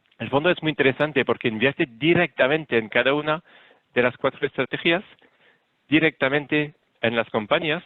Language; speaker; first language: Spanish; non-native, fluent; French